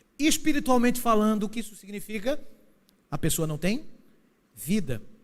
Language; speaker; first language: Portuguese; native; Portuguese